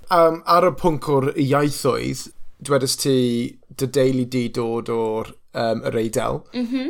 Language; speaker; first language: Welsh; non-native, local second language; English